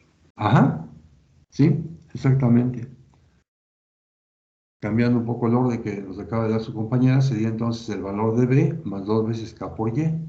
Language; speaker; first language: Spanish; native; Spanish